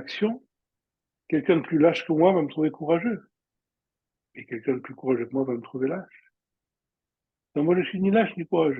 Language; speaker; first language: French; native; French